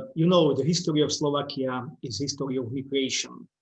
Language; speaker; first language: English; non-native, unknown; Slovak